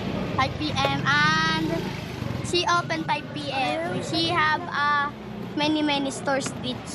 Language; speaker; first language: English; non-native, local second language; Filipino